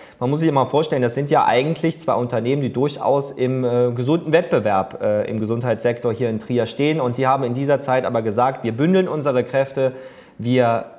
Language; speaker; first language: German; native; German